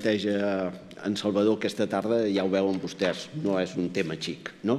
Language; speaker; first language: Catalan; native; Catalan